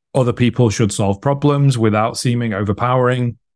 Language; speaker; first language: English; native; English